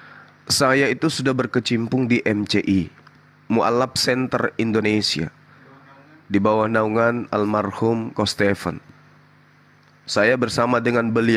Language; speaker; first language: Indonesian; native; Indonesian